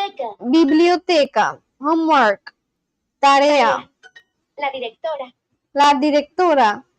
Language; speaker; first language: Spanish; non-native, learner; Bangla